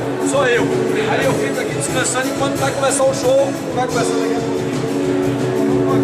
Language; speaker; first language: Portuguese; native; Portuguese